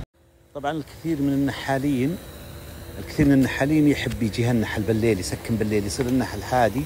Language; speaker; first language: Arabic; native; Arabic